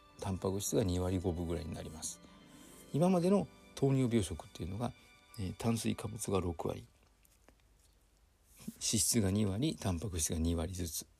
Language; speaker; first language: Japanese; native; Japanese